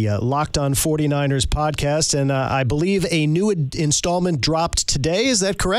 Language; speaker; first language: English; native; English